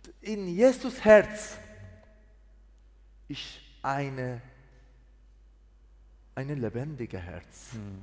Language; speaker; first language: German; non-native, learner; Persian